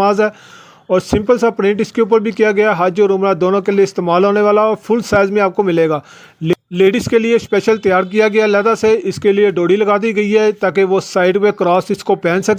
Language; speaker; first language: Hindi; non-native, local second language; Punjabi